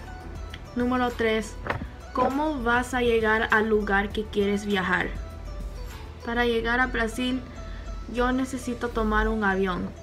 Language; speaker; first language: Spanish; non-native, learner; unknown